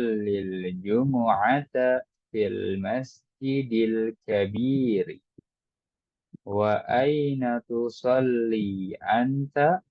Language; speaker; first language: Arabic; non-native, local second language; Indonesian